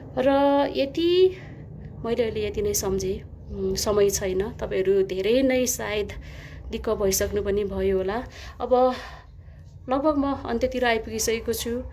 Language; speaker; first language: Nepali; non-native, local second language; Limburgish